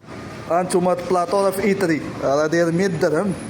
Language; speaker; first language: Arabic; native; Arabic